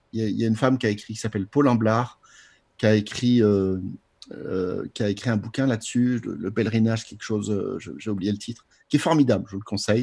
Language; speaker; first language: French; native; French